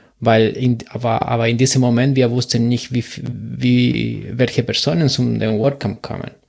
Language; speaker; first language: German; non-native, learner; Spanish